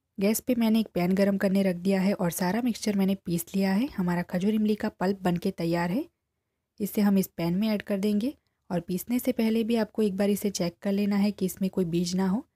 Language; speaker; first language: Hindi; non-native, local second language; Gujarati